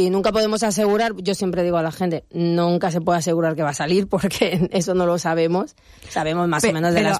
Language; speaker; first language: Spanish; native; Spanish